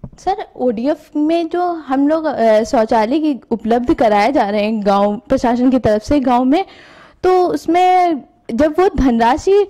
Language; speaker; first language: Hindi; native; Hindi